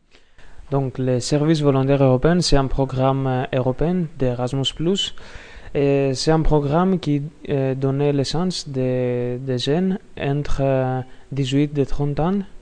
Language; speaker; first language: French; non-native, learner; Greek